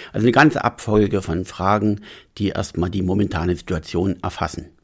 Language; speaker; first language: German; native; German